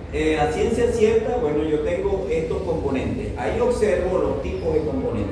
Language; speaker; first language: Spanish; native; Spanish